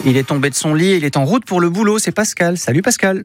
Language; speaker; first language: French; native; French